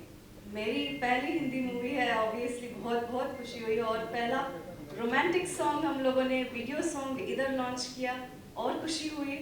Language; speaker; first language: Hindi; non-native, local second language; Kannada